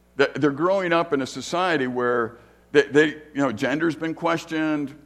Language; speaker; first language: English; native; English